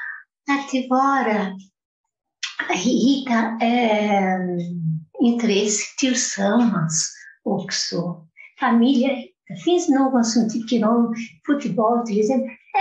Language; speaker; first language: Swedish; non-native, fluent; Portuguese